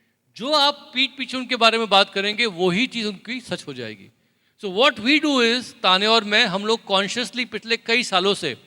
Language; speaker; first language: Hindi; native; Hindi